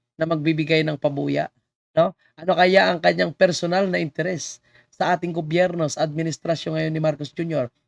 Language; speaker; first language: Filipino; native; Filipino